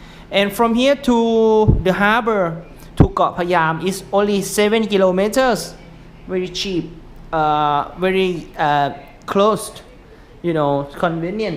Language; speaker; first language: English; non-native, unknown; Thai